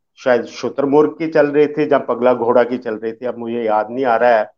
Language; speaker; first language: Hindi; early bilingual, other home language; Dogri